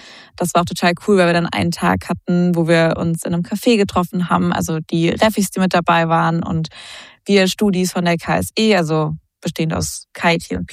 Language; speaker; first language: German; native; German